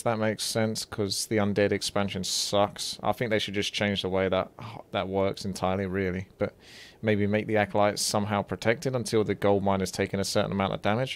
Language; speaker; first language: English; native; English